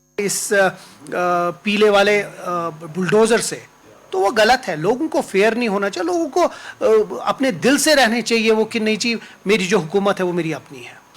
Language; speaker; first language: Urdu; non-native, local second language; Kashmiri